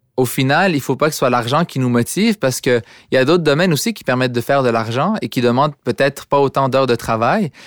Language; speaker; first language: French; early bilingual, other home language; Arabic